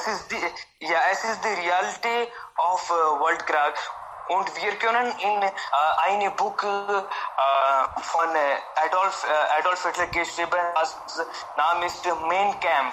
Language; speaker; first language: German; non-native, learner; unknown